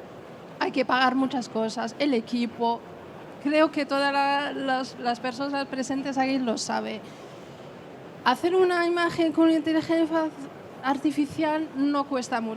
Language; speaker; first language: Spanish; non-native, fluent; French